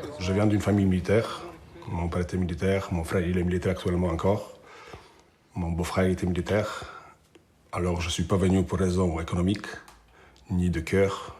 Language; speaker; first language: French; non-native, fluent; Polish